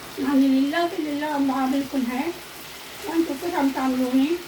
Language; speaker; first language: Arabic; native; Arabic